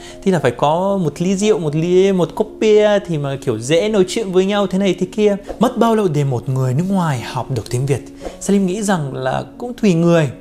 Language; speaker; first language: Vietnamese; non-native, fluent; Arabic